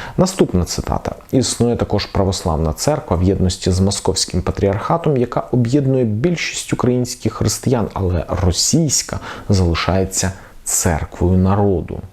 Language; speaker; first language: Ukrainian; non-native, local second language; Russian